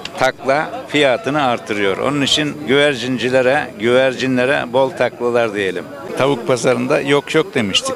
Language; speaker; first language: Turkish; native; Turkish